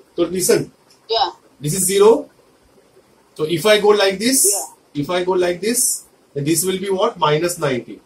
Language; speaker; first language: English; non-native, local second language; Hindi